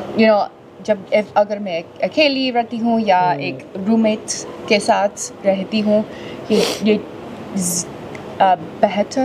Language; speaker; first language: Hindi; non-native, learner; English